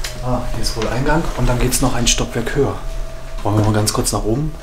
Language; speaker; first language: German; native; German